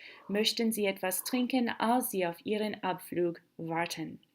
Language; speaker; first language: German; non-native, fluent; English